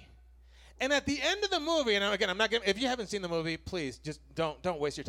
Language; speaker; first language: English; non-native, fluent; Spanish